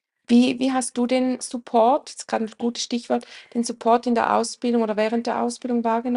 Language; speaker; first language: German; native; German